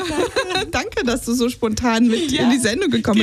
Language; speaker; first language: German; native; German